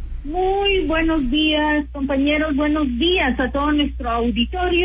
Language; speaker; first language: Spanish; native; Spanish